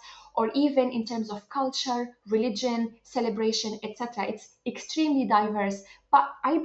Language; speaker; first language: English; non-native, fluent; Arabic